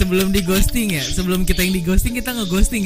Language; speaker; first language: Indonesian; native; Indonesian